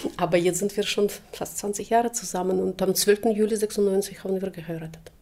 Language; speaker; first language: German; non-native, fluent; Russian